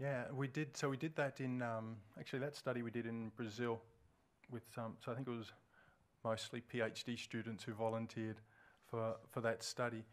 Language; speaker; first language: English; native; English